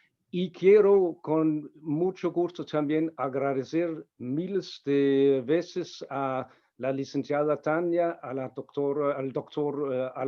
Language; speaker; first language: Spanish; non-native, fluent; Danish